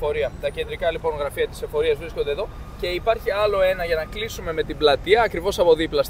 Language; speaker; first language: Greek; native; Greek